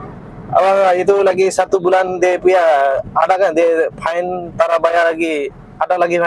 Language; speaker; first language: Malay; non-native, learner; Nepali